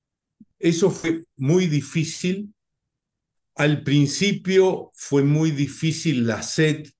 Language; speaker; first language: Portuguese; non-native, learner; Spanish